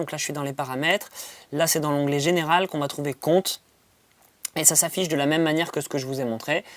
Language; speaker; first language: French; native; French